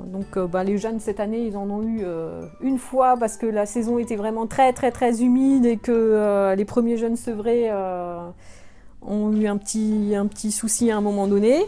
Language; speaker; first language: French; native; French